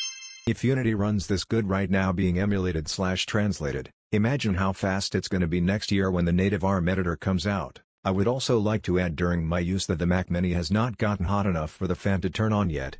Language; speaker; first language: English; native; English